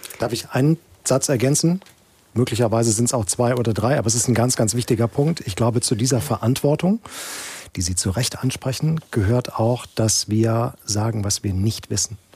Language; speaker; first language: German; native; German